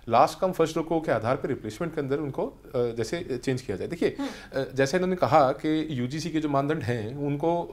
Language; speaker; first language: Hindi; native; Hindi